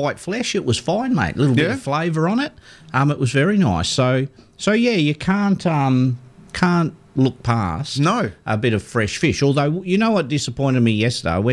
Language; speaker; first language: English; native; English